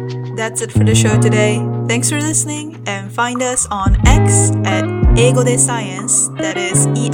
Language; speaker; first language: English; non-native, fluent; Japanese